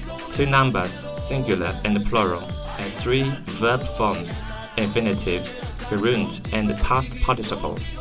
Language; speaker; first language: English; non-native, fluent; Chinese